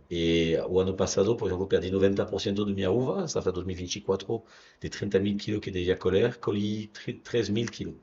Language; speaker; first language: Portuguese; non-native, fluent; French